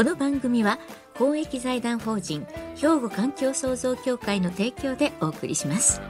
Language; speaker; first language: Japanese; native; Japanese